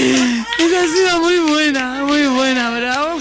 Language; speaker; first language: Spanish; native; Spanish